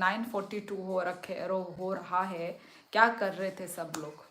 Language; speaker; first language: Hindi; non-native, local second language; Kok Borok